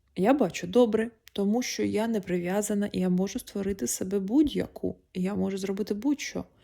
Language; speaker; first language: Ukrainian; non-native, local second language; Russian